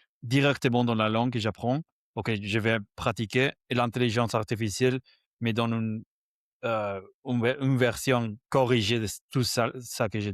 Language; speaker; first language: French; non-native, fluent; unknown